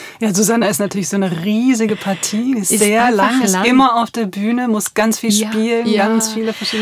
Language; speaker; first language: German; native; German